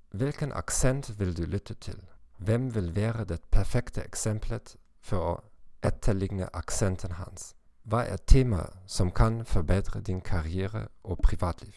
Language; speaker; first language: Norwegian; non-native, learner; German